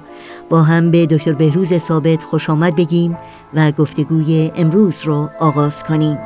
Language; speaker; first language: Persian; native; Persian